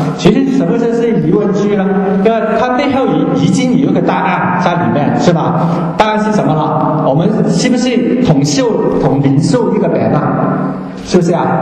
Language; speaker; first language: Chinese; non-native, local second language; Cantonese